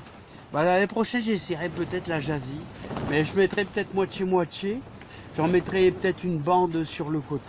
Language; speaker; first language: French; native; French